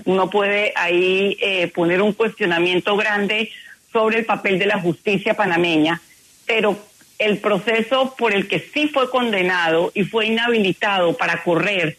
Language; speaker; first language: Spanish; native; Spanish